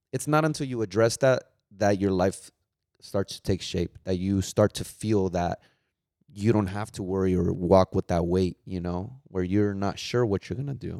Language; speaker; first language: English; early bilingual, other home language; Spanish